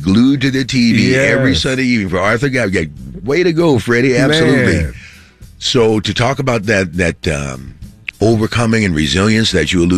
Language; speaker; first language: English; native; English